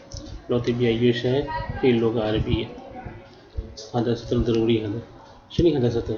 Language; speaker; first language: Arabic; non-native, learner; Urdu